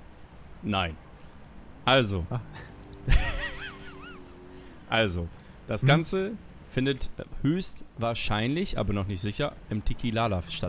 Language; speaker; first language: German; native; German